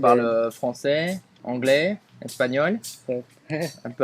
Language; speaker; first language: French; native; French